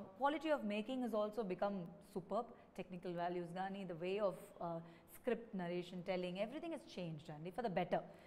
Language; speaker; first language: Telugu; non-native, local second language; Tamil